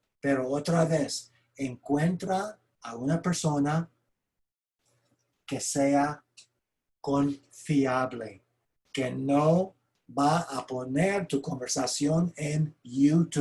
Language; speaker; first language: Spanish; non-native, fluent; English